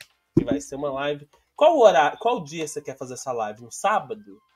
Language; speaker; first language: Portuguese; native; Portuguese